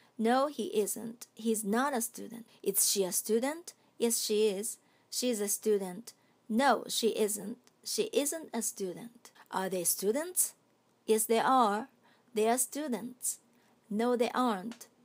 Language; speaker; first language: English; non-native, fluent; Japanese